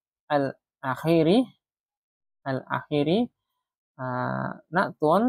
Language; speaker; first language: Arabic; non-native, fluent; Indonesian